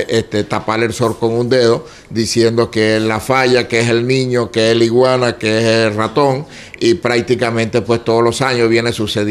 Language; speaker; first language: Spanish; native; Spanish